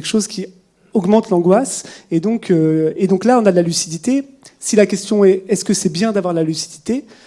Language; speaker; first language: French; native; French